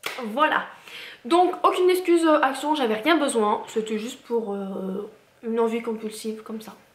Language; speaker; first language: French; native; French